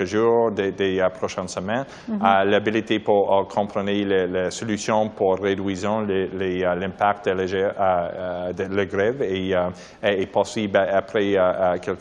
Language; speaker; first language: French; non-native, local second language; English